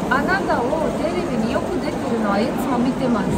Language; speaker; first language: Japanese; non-native, fluent; Romanian